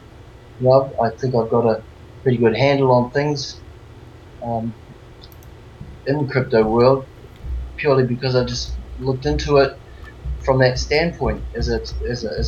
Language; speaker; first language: English; native; English